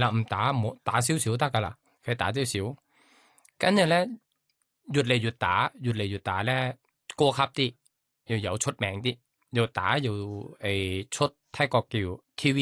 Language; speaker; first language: Cantonese; non-native, learner; Thai